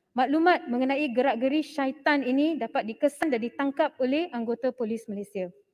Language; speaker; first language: Malay; non-native, local second language; Tamil